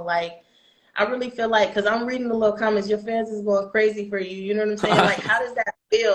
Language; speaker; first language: English; native; English